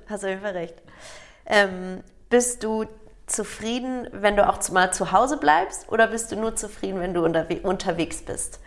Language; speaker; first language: German; native; German